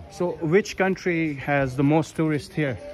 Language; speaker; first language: English; non-native, local second language; Hindi